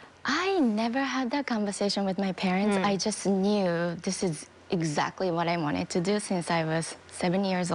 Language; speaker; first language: English; non-native, fluent; Japanese